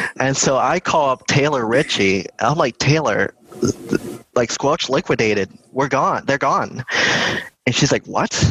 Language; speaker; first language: English; early bilingual, other home language; Vietnamese